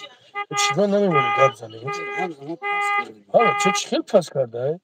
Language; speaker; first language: Russian; non-native, learner; Tajik